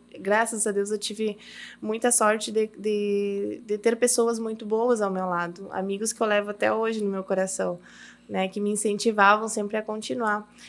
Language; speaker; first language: Portuguese; early bilingual, heritage; Portuguese